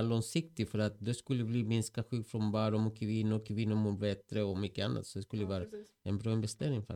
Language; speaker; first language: Swedish; non-native, fluent; Spanish